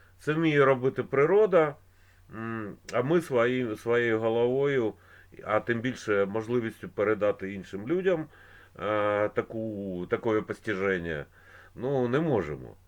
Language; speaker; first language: Ukrainian; non-native, local second language; Russian